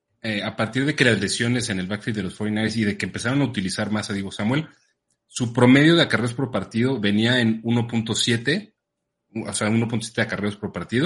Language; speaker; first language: Spanish; native; Spanish